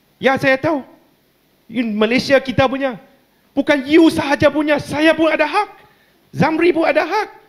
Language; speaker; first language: Malay; non-native, local second language; Chinese